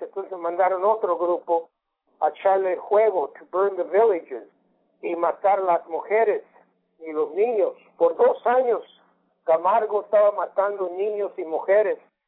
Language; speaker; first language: Spanish; early bilingual, heritage; Spanish